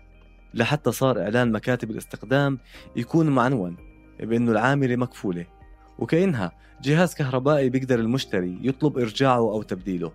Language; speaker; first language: Arabic; native; Arabic